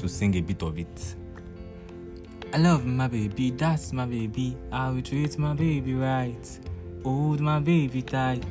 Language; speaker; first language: English; non-native, local second language; Yoruba